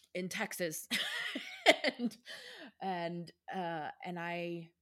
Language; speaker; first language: English; native; English